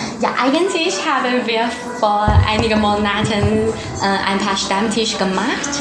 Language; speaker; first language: German; non-native, learner; Chinese